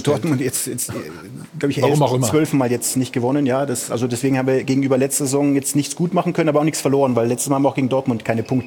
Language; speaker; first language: German; native; German